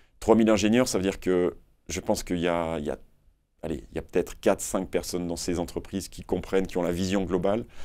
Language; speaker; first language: French; native; French